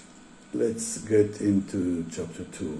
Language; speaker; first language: English; non-native, fluent; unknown